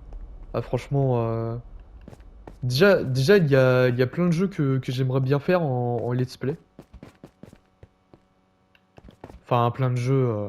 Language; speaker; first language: French; native; French